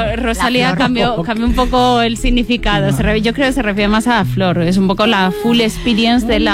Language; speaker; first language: Spanish; native; Spanish